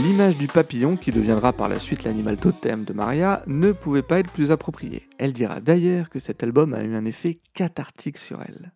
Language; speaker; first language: French; native; French